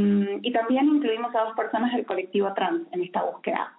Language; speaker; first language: Spanish; native; Spanish